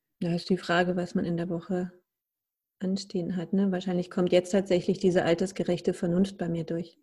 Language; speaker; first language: German; native; German